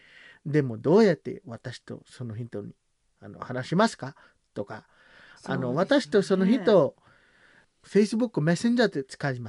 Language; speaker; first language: Japanese; non-native, learner; Samoan